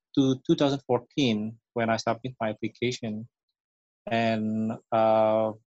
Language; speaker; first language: English; non-native, fluent; Indonesian